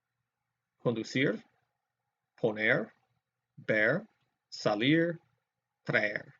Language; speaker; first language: Spanish; non-native, fluent; English